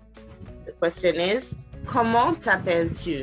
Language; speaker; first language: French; non-native, fluent; English